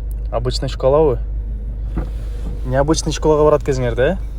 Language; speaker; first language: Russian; non-native, local second language; Kyrgyz